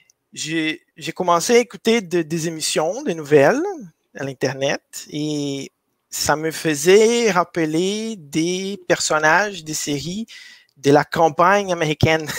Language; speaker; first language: French; non-native, fluent; Portuguese